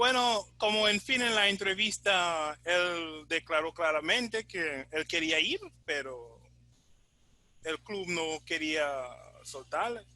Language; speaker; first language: Spanish; non-native, fluent; English